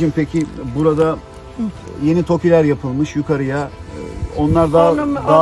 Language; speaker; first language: Turkish; native; Turkish